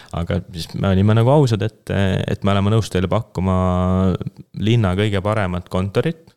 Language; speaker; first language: Estonian; native; Estonian